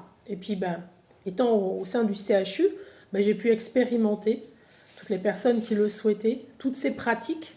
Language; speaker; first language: French; native; French